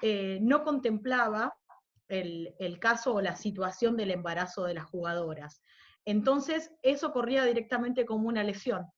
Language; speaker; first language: Spanish; native; Spanish